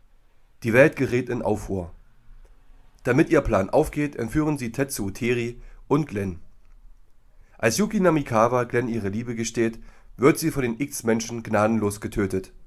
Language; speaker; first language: German; native; German